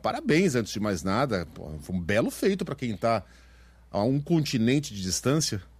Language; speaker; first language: Portuguese; native; Portuguese